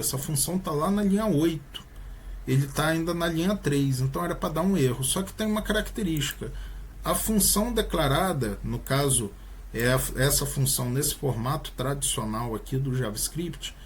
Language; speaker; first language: Portuguese; native; Portuguese